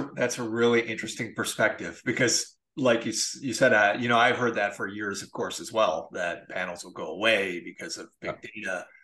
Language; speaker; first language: English; native; English